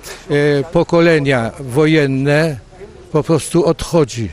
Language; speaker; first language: Polish; early bilingual, heritage; Polish